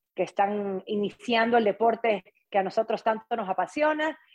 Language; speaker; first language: Spanish; native; Spanish